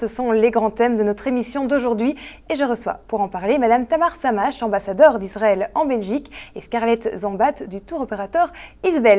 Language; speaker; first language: French; native; French